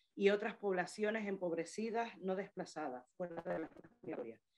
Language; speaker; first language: Spanish; native; Spanish